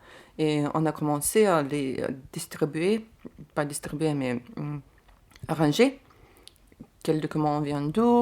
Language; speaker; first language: French; non-native, learner; Lithuanian